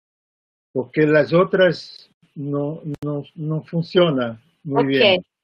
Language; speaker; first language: Spanish; non-native, fluent; Portuguese